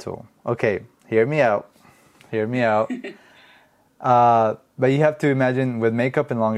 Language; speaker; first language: English; non-native, fluent; Spanish